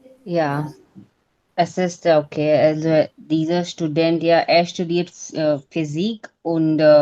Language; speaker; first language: German; non-native, learner; Hindi